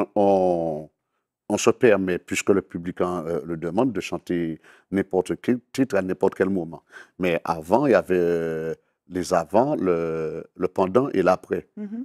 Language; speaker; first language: French; native; French